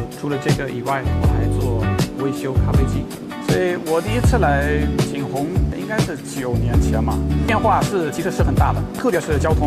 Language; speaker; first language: Chinese; non-native, fluent; Dutch